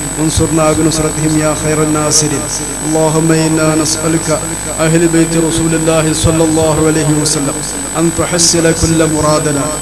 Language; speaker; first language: Arabic; non-native, fluent; Malayalam